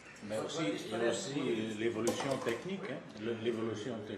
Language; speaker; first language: French; non-native, fluent; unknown